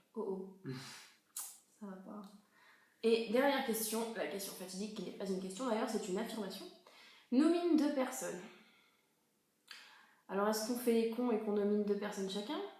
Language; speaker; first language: French; native; French